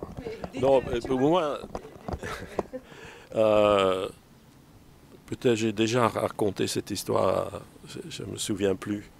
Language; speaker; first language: French; non-native, fluent; Dutch